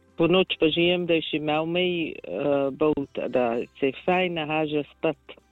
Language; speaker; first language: Slovenian; native; Slovenian